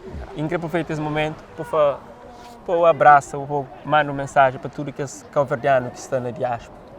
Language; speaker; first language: Portuguese; non-native, local second language; Kabuverdianu